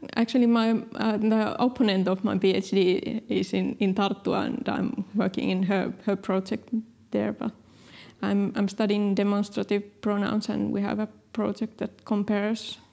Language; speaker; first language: English; non-native, fluent; Finnish